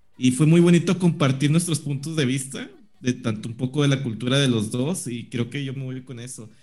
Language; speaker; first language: Spanish; native; Spanish